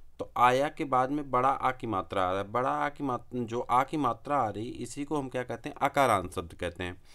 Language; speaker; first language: Hindi; native; Hindi